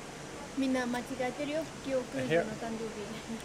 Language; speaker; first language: Japanese; non-native, learner; Vietnamese